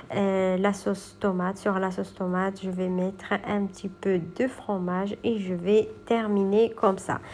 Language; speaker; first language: French; non-native, local second language; Arabic